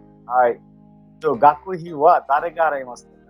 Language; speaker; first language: Japanese; non-native, fluent; Bangla